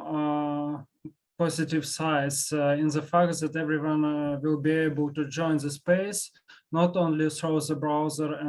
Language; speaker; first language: English; non-native, learner; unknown